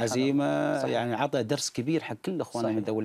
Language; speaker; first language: Arabic; native; Arabic